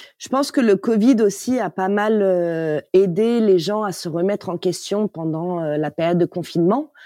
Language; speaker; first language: French; native; French